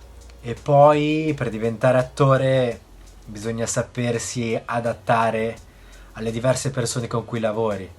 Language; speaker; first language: Italian; early bilingual, other home language; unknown